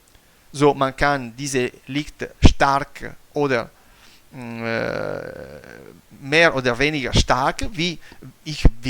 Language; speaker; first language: German; non-native, fluent; Italian